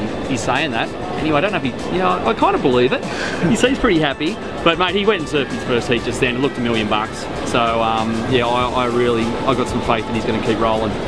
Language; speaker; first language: English; native; English